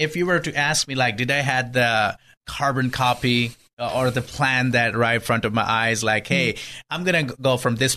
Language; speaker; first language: English; non-native, local second language; Urdu